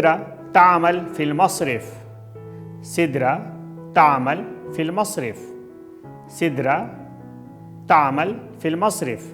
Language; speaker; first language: Arabic; non-native, fluent; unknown